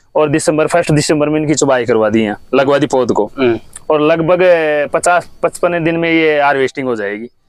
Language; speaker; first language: Hindi; native; Hindi